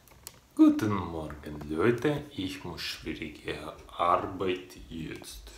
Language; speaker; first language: German; non-native, learner; Russian